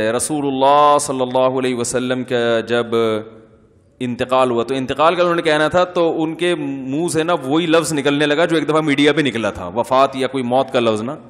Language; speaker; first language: Urdu; native; Urdu